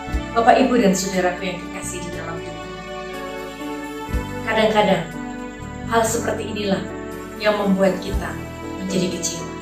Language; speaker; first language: Indonesian; native; Indonesian